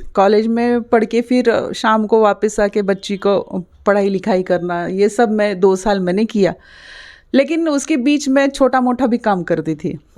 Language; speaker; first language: Hindi; non-native, local second language; Marathi